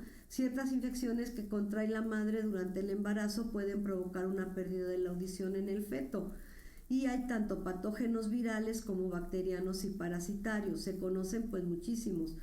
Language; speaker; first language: Spanish; native; Spanish